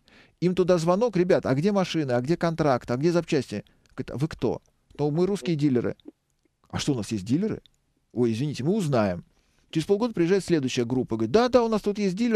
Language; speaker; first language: Russian; native; Russian